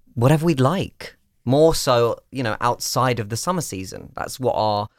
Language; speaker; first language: English; native; English